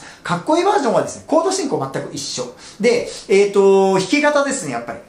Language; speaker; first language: Japanese; native; Japanese